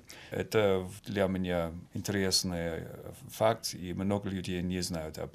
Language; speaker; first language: Russian; non-native, fluent; Finnish